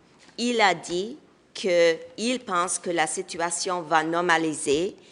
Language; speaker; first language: French; non-native, local second language; English